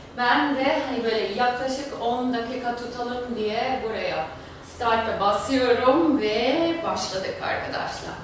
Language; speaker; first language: Turkish; non-native, fluent; German